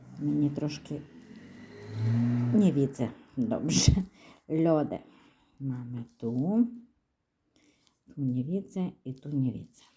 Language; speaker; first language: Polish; non-native, learner; Ukrainian